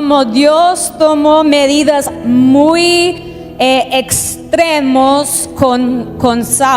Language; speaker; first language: Spanish; native; Spanish